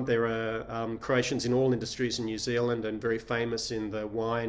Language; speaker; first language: English; native; English